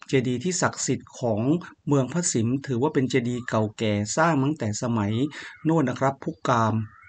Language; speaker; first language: Thai; native; Thai